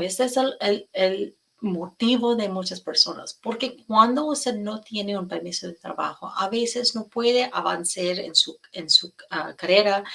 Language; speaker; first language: Spanish; non-native, fluent; English